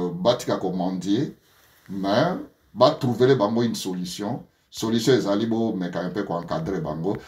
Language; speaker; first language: French; non-native, local second language; Lingala